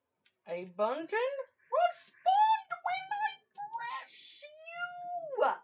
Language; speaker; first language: English; native; English